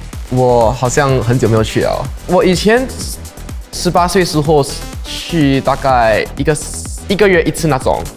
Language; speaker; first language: Chinese; non-native, local second language; English